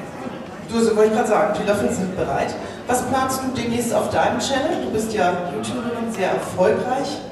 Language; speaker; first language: German; native; German